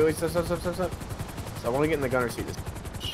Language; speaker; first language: English; native; English